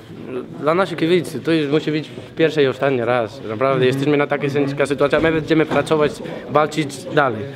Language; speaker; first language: Polish; non-native, learner; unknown